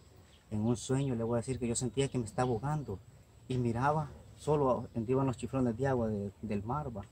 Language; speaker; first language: Spanish; native; Spanish